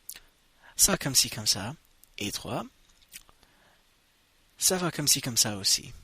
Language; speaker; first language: French; non-native, fluent; English